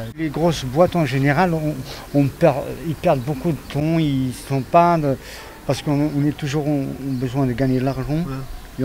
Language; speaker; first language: French; non-native, fluent; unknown